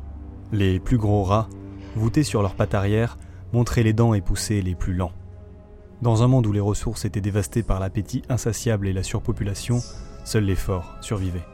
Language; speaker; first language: French; native; French